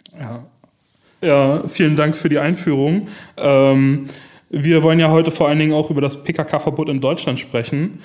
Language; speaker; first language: German; native; German